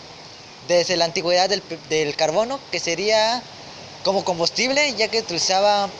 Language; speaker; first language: Spanish; native; Spanish